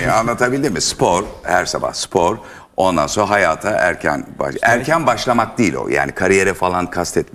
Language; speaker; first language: Turkish; native; Turkish